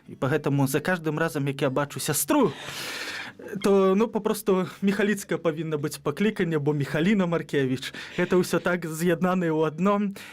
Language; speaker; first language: Belarusian; native; Belarusian